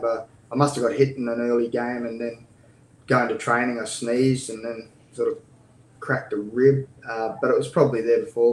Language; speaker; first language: English; native; English